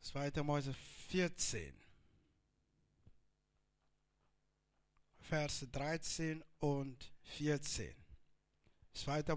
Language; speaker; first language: German; non-native, learner; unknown